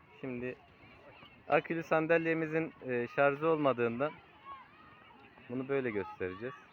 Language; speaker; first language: Turkish; native; Turkish